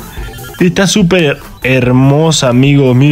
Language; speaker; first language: Spanish; native; Spanish